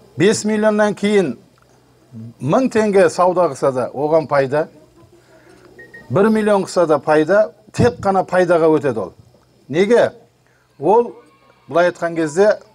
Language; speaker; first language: Kazakh; native; Kazakh